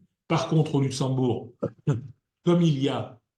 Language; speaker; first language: French; native; French